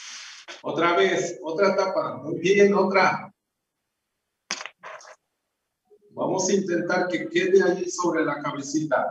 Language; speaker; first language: Spanish; native; Spanish